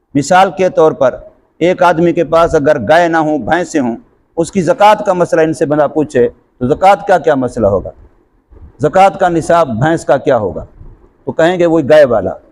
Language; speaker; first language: Urdu; non-native, local second language; Saraiki